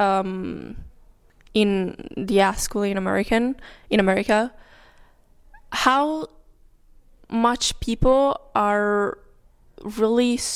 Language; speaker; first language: English; non-native, fluent; Italian